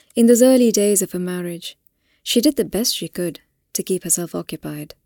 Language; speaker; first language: English; non-native, local second language; Hindi